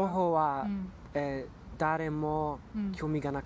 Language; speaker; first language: Japanese; non-native, learner; German